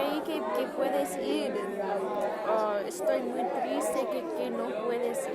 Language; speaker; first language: Spanish; non-native, fluent; English